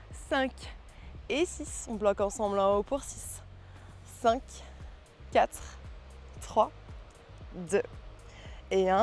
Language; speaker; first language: French; native; French